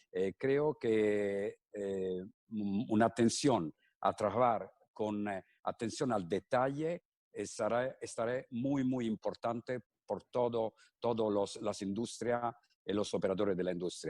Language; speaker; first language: Spanish; non-native, fluent; Italian